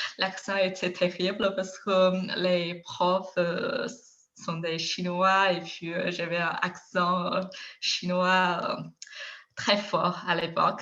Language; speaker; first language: French; non-native, fluent; Chinese